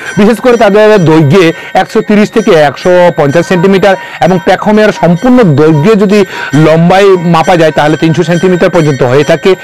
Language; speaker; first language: Bangla; non-native, local second language; Kok Borok